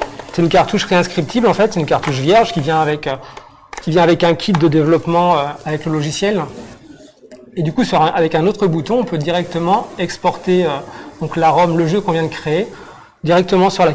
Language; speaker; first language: French; native; French